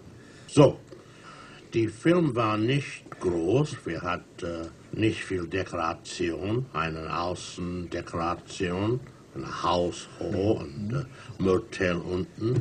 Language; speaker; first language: German; non-native, learner; English